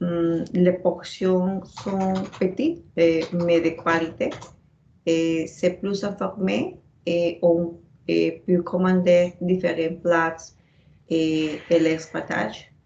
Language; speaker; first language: French; non-native, learner; Spanish